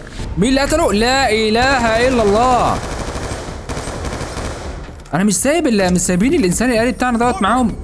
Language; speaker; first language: Arabic; native; Arabic